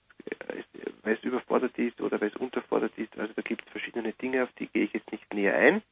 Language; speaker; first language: German; native; German